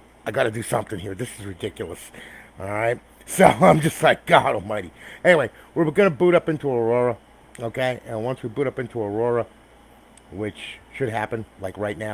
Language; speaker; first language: English; native; English